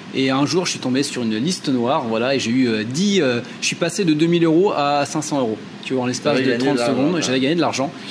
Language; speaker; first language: French; native; French